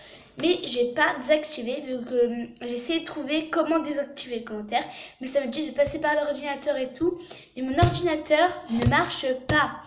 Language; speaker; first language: French; native; French